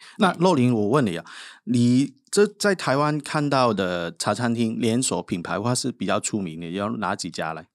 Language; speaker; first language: Chinese; non-native, local second language; Cantonese